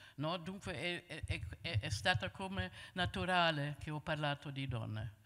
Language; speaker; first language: Italian; non-native, fluent; German